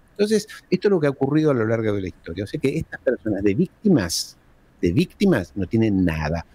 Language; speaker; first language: Spanish; early bilingual, heritage; Spanish